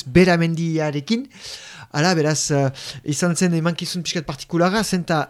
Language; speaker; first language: Basque; native; Basque